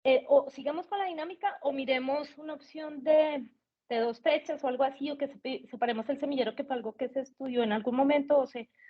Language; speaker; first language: Spanish; native; Spanish